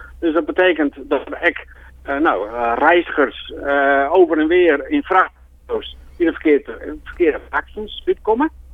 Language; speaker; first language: Dutch; non-native, local second language; Western Frisian